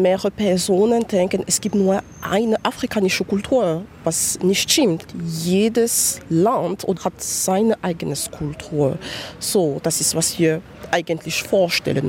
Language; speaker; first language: German; non-native, fluent; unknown